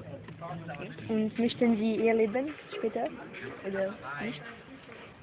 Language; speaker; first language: German; non-native, learner; French